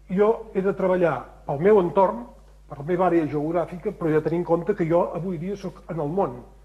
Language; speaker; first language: Catalan; native; Catalan